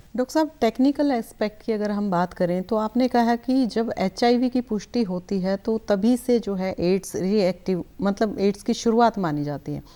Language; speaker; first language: Hindi; native; Hindi